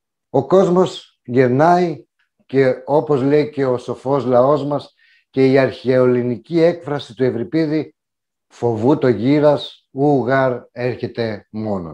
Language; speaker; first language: Greek; native; Greek